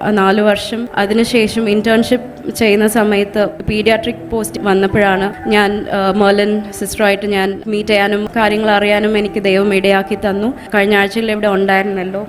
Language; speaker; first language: Malayalam; early bilingual, heritage; Malayalam